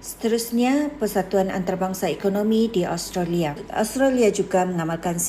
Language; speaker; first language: Malay; native; Malay